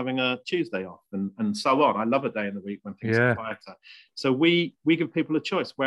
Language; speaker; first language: English; native; English